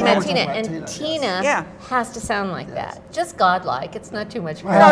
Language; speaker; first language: English; native; English